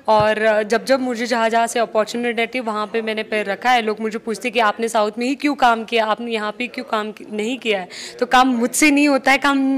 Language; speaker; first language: Hindi; non-native, local second language; Marathi